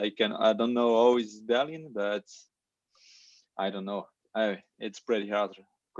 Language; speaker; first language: English; non-native, learner; French